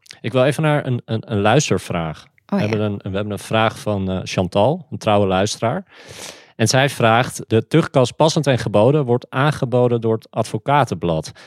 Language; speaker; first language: Dutch; native; Dutch